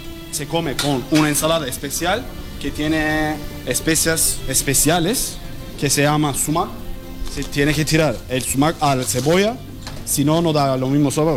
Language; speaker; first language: Spanish; non-native, learner; Turkish